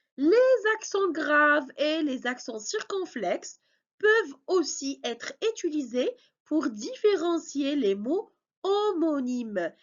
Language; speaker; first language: French; non-native, local second language; Arabic